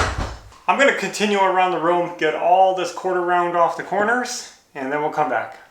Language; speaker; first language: English; native; English